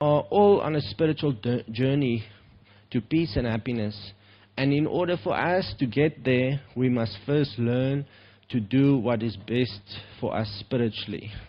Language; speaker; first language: English; non-native, local second language; Afrikaans